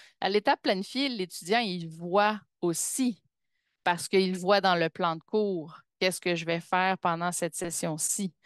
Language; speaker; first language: French; native; French